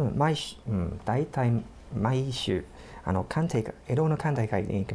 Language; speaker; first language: Japanese; non-native, fluent; English